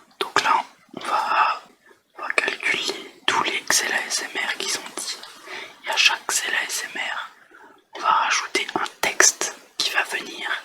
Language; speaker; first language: French; native; French